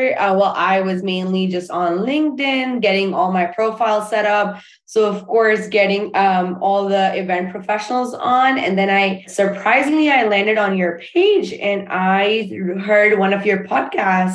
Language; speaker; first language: English; non-native, local second language; Urdu